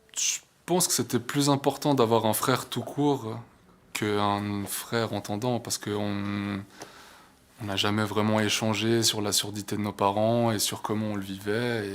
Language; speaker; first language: French; non-native, local second language; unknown